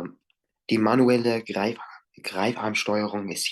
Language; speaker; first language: German; non-native, learner; English